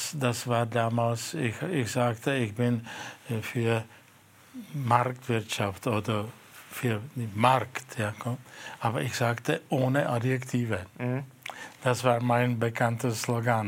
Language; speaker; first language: German; non-native, fluent; Czech